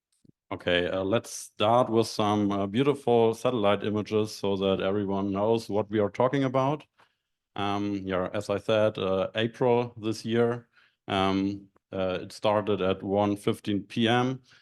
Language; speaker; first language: English; non-native, fluent; German